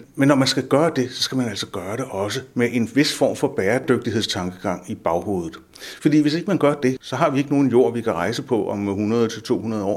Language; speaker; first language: Danish; native; Danish